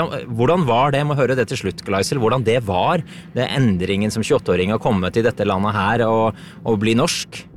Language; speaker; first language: Norwegian; native; Norwegian